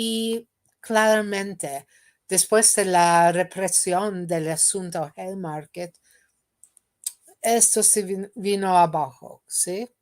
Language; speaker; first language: Spanish; non-native, fluent; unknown